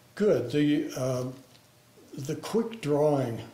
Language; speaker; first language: English; native; English